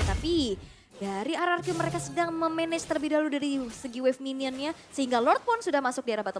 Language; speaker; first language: Indonesian; native; Indonesian